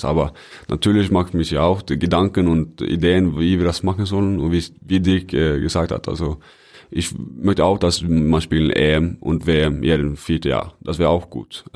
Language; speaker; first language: German; non-native, fluent; Norwegian